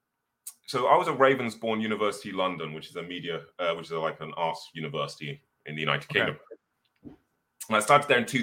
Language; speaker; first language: English; native; English